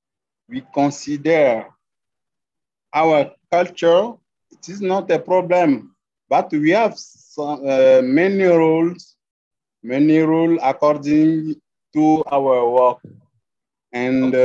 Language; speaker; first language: English; non-native, learner; French